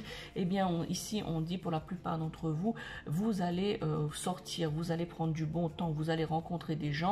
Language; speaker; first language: French; native; French